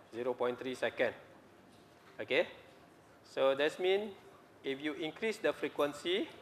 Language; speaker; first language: English; non-native, local second language; Malay